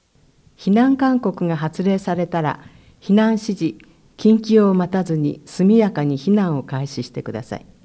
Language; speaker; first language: Japanese; native; Japanese